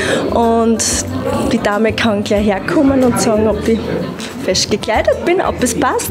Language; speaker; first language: German; native; German